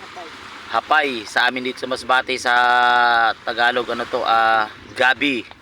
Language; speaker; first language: Filipino; non-native, local second language; Masbatenyo